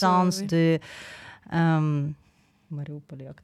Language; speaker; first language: French; non-native, fluent; Ukrainian